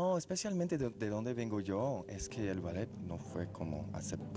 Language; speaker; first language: Spanish; non-native, fluent; English